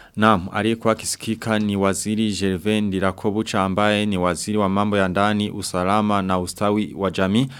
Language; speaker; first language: Swahili; non-native, local second language; Rundi